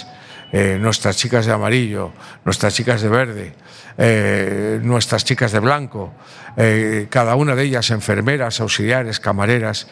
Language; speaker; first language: Spanish; native; Spanish